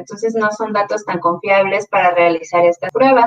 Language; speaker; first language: Spanish; native; Spanish